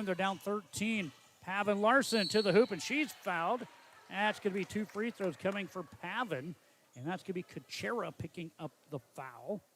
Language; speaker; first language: English; native; English